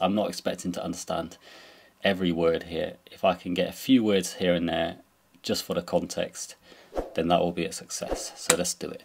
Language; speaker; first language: English; native; English